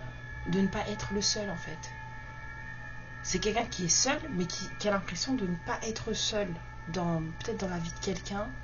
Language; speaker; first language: French; native; French